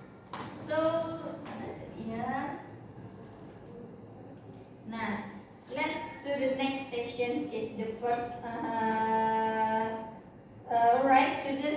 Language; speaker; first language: English; non-native, learner; Indonesian